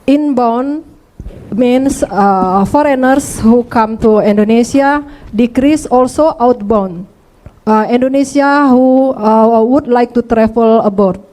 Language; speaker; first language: English; non-native, learner; Indonesian